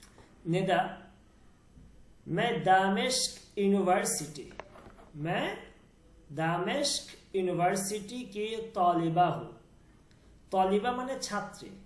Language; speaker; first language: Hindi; non-native, learner; Bangla